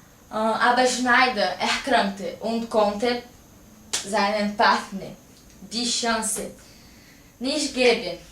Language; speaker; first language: German; non-native, learner; Portuguese